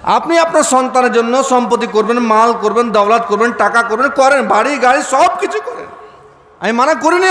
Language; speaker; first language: Bangla; non-native, fluent; Urdu